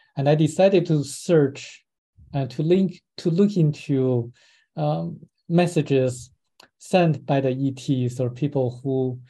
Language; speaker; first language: English; non-native, fluent; Chinese